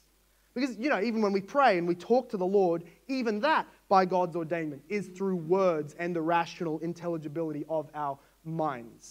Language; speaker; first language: English; native; English